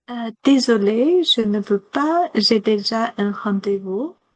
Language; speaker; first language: French; non-native, learner; Chinese